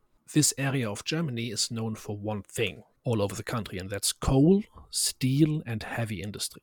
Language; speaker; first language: English; non-native, fluent; German